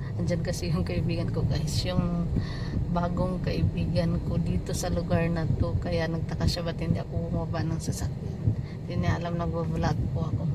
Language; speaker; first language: Filipino; non-native, local second language; Cebuano